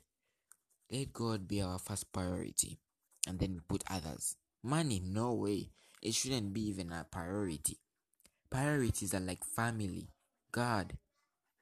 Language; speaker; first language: English; non-native, local second language; Ganda